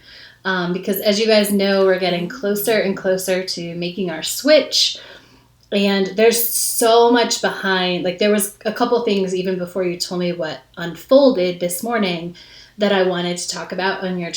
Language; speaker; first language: English; native; English